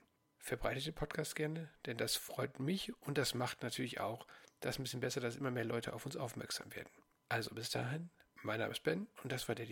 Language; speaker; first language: German; native; German